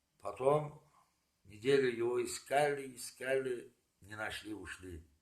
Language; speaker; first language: Russian; non-native, local second language; Karachay-Balkar